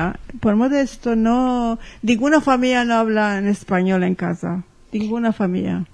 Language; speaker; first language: Spanish; early bilingual, heritage; Ladino